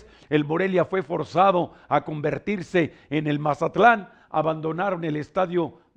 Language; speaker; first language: Spanish; native; Spanish